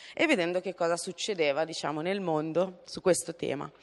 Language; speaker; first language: Italian; native; Italian